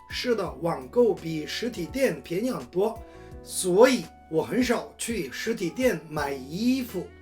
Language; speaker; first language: Chinese; non-native, fluent; Korean